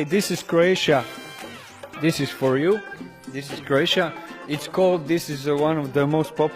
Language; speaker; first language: English; non-native, learner; Croatian